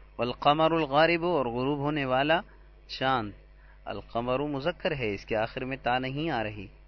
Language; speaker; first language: Urdu; native; Urdu